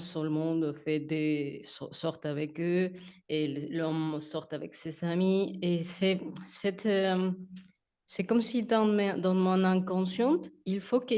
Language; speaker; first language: French; non-native, learner; Spanish